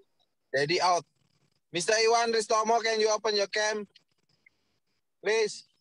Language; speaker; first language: English; non-native, learner; Indonesian